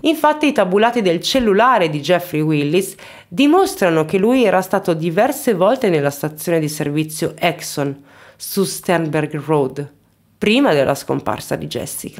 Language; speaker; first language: Italian; native; Italian